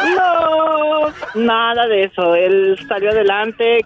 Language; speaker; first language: Spanish; native; Spanish